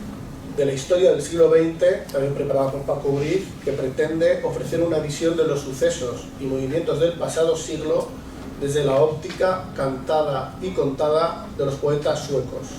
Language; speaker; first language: Spanish; native; Spanish